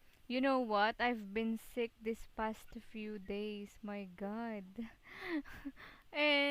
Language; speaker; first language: English; non-native, local second language; Filipino